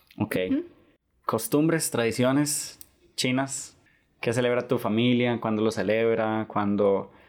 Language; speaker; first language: Spanish; native; Spanish